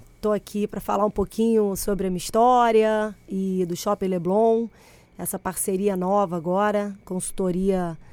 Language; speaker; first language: Portuguese; early bilingual, other home language; Spanish